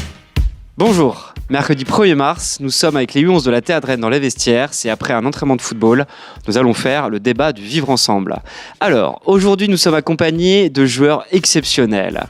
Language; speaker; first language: French; native; French